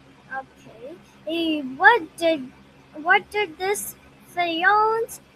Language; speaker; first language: English; non-native, learner; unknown